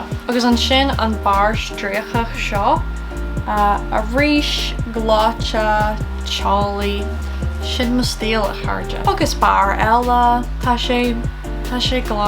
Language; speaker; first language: Irish; non-native, local second language; English